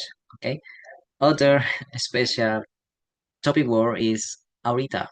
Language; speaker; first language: English; non-native, learner; Spanish